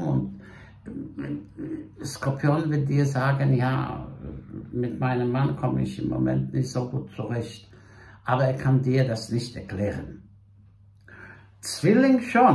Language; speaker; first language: German; non-native, fluent; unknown